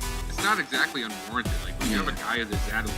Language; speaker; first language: English; native; English